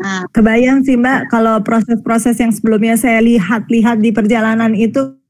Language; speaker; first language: Indonesian; native; Indonesian